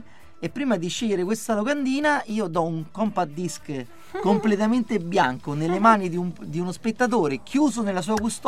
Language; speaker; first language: Italian; native; Italian